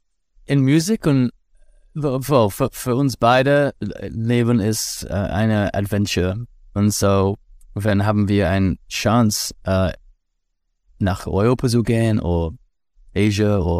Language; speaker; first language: German; non-native, learner; English